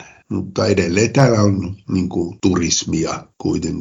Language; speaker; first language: Finnish; native; Finnish